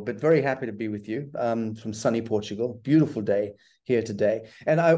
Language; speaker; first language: English; native; English